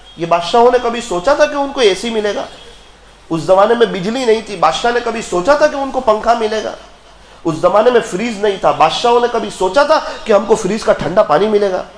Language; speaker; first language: Urdu; non-native, local second language; Gujarati